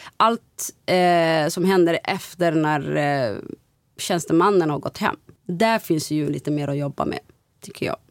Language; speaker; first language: Swedish; non-native, fluent; Somali